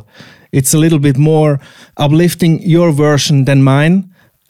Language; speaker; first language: English; non-native, fluent; Swiss German